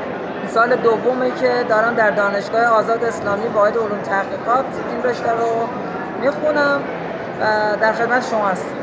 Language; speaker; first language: Persian; native; Persian